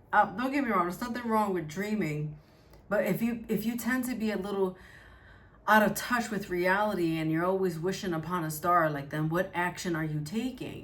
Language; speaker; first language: English; native; English